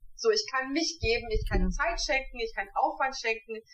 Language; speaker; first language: German; native; German